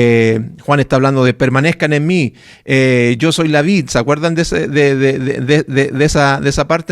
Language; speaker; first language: Spanish; native; Spanish